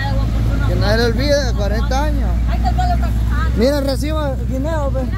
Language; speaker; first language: Spanish; native; Spanish